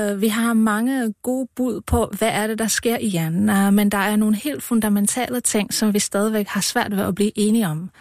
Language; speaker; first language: Danish; non-native, fluent; Czech